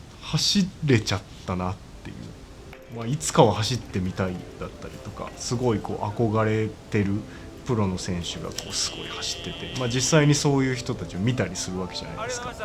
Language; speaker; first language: Japanese; native; Japanese